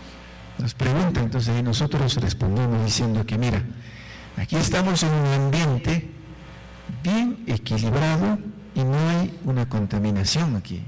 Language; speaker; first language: Spanish; non-native, local second language; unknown